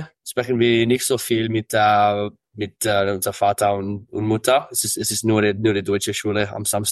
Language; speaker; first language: German; early bilingual, heritage; English